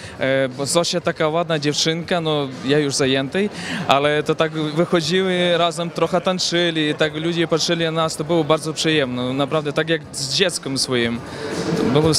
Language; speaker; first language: Polish; non-native, learner; Ukrainian